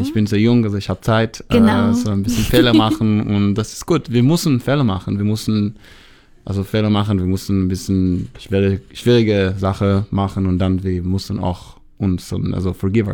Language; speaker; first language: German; non-native, fluent; Hebrew